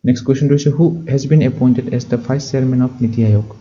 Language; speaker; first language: English; non-native, local second language; Assamese